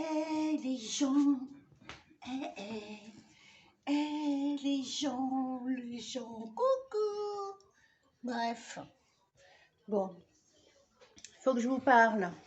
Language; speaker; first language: French; native; French